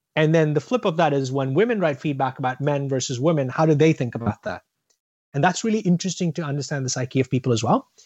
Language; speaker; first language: English; non-native, local second language; Tamil